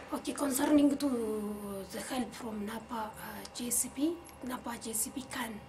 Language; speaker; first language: English; non-native, fluent; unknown